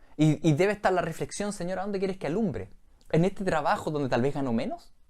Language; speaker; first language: Spanish; native; Spanish